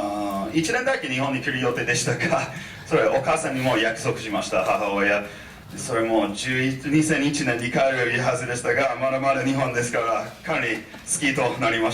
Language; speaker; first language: Japanese; non-native, fluent; English